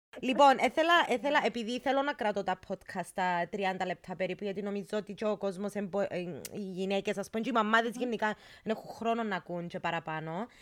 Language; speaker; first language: Greek; native; Greek